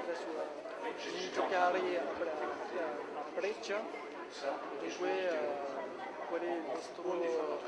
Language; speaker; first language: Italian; non-native, fluent; French